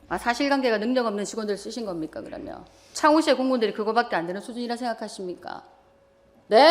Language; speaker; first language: Korean; native; Korean